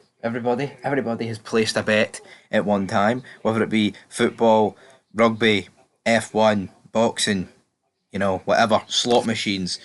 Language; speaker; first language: English; native; English